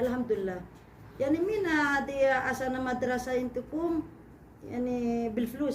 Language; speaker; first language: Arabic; non-native, learner; Indonesian